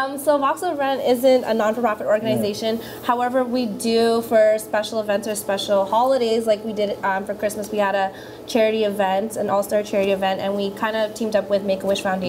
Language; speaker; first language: English; early bilingual, other home language; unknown